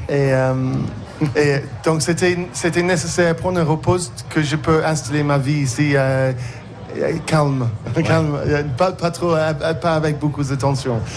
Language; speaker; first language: French; non-native, learner; English